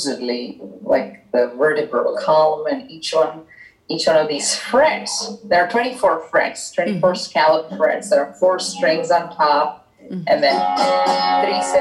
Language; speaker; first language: English; non-native, local second language; Tamil